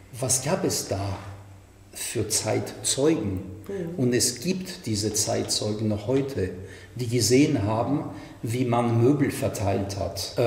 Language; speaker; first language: German; non-native, fluent; French